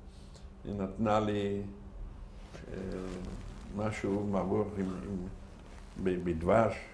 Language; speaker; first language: Hebrew; non-native, fluent; Yiddish